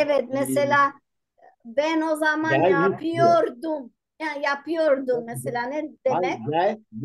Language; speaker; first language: Turkish; non-native, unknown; Albanian